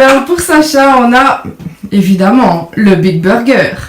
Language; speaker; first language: French; native; French